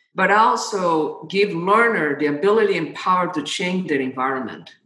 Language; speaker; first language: English; non-native, fluent; Portuguese